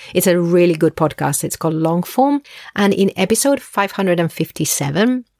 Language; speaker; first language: English; early bilingual, other home language; Spanish